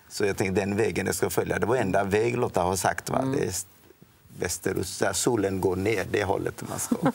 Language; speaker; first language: Swedish; non-native, fluent; Odia